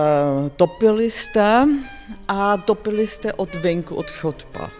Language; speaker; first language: Czech; non-native, learner; German